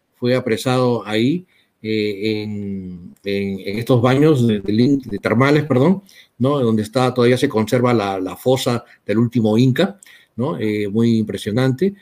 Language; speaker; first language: Spanish; native; Spanish